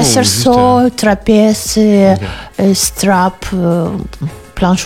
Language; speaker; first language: French; non-native, learner; Russian